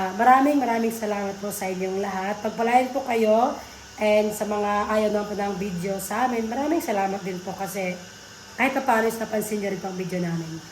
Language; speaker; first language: Filipino; native; Filipino